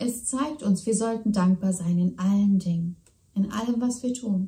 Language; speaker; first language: German; native; German